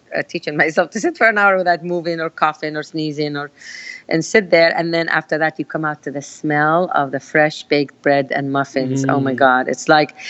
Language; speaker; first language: English; non-native, fluent; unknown